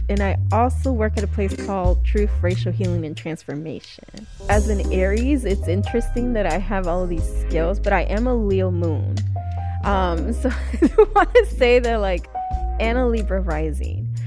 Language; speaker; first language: English; early bilingual, other home language; Spanish